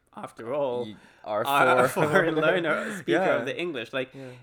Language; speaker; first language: English; early bilingual, other home language; Spanish